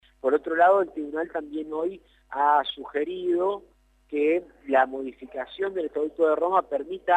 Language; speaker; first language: Spanish; native; Spanish